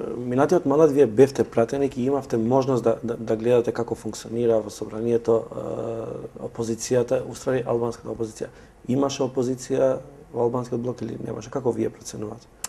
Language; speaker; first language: Macedonian; non-native, local second language; Albanian